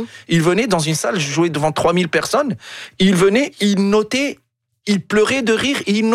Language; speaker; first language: French; non-native, local second language; Arabic